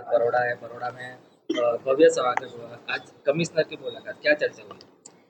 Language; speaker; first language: Hindi; non-native, local second language; Gujarati